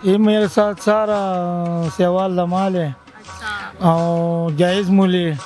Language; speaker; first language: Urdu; non-native, local second language; Punjabi